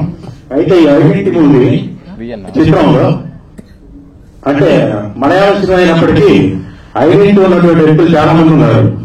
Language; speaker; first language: Telugu; native; Telugu